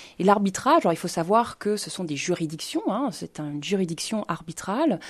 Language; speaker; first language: French; native; French